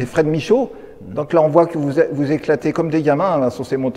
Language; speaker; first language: French; native; French